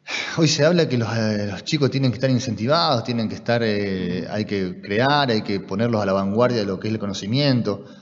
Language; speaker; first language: Spanish; native; Spanish